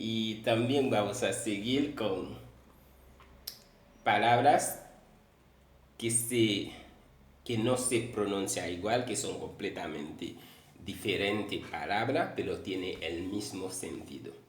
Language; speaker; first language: Spanish; non-native, fluent; Haitian Creole